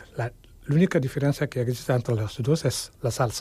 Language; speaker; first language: Catalan; non-native, fluent; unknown